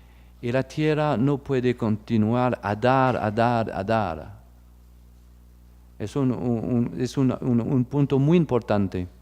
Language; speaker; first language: Spanish; non-native, fluent; French